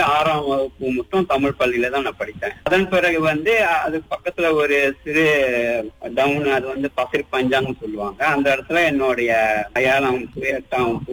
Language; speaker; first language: Tamil; early bilingual, heritage; Tamil